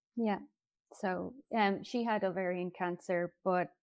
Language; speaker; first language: English; native; English